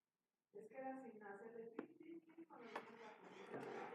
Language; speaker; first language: Spanish; native; Spanish